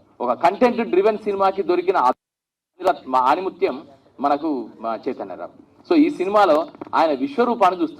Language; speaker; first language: Telugu; native; Telugu